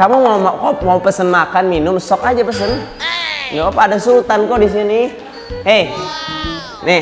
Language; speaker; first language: Indonesian; native; Indonesian